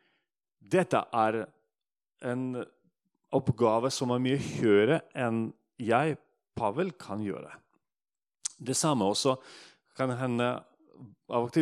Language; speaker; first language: Norwegian; non-native, fluent; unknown